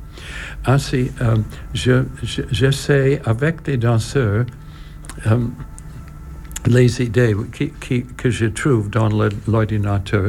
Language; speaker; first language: French; non-native, learner; English